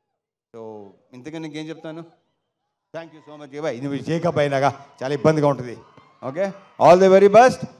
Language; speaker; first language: Telugu; native; Telugu